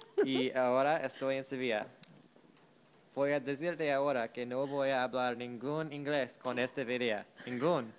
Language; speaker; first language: Spanish; non-native, learner; English